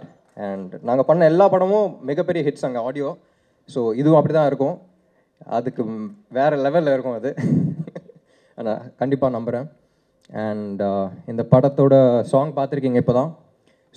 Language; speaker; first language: Tamil; non-native, local second language; Telugu